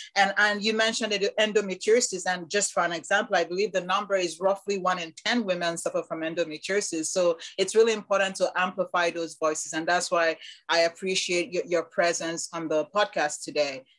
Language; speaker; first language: English; non-native, local second language; Igbo